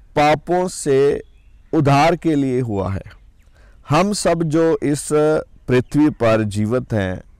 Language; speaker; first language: Hindi; non-native, local second language; Punjabi